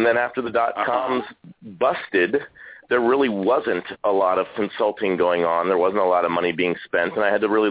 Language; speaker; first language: English; native; English